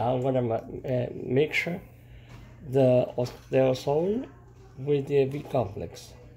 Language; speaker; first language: English; non-native, learner; Spanish